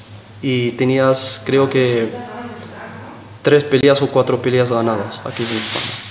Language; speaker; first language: Spanish; non-native, learner; Arabic